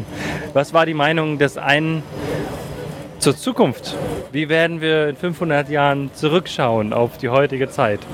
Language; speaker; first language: German; native; German